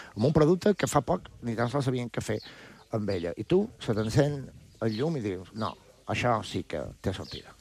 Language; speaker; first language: Catalan; native; Catalan